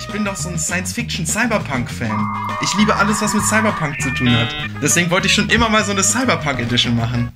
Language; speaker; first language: German; native; German